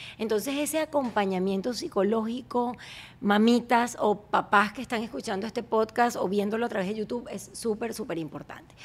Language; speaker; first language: Spanish; native; Spanish